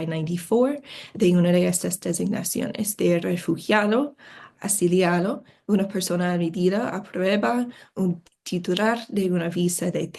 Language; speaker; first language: Spanish; non-native, fluent; English